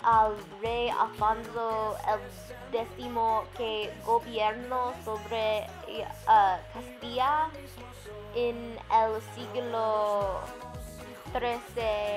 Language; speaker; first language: Spanish; non-native, learner; English